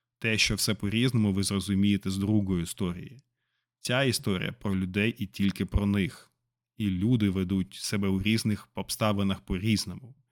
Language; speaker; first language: Ukrainian; non-native, local second language; Russian